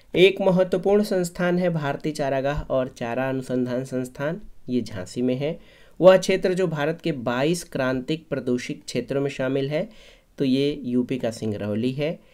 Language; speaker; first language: Hindi; native; Hindi